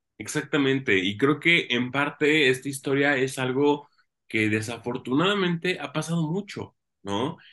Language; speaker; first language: Spanish; native; Spanish